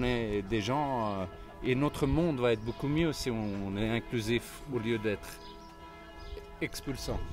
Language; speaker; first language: French; non-native, fluent; Swedish